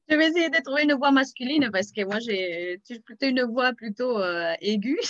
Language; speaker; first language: French; native; French